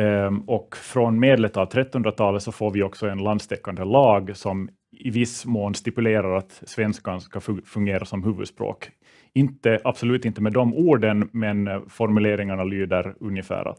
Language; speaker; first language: Swedish; native; Swedish